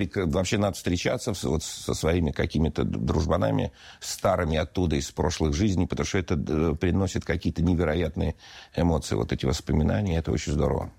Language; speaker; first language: Russian; native; Russian